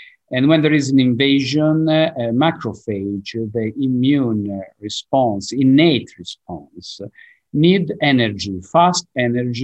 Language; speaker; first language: English; non-native, fluent; Italian